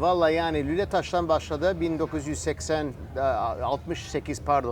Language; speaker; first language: Turkish; early bilingual, heritage; Turkish